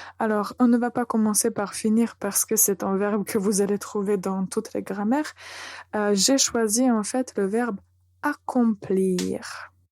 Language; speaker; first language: French; native; French